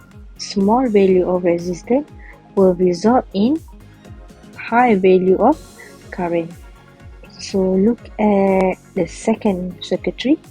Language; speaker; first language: English; non-native, local second language; Malay